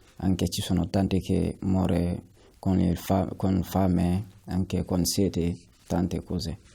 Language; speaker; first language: Italian; non-native, learner; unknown